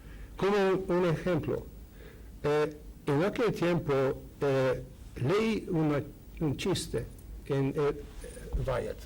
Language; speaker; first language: Spanish; non-native, fluent; Hungarian